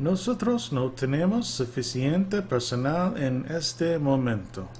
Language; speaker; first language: Spanish; non-native, learner; English